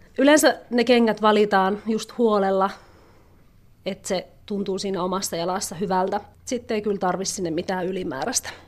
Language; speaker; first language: Finnish; native; Finnish